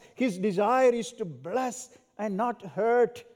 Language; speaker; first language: English; non-native, local second language; Malayalam